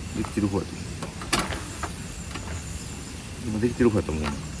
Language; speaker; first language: Japanese; native; Japanese